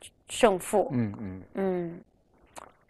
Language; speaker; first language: Chinese; native; Chinese